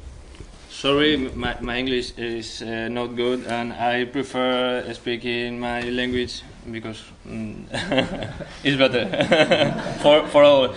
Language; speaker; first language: English; non-native, learner; Spanish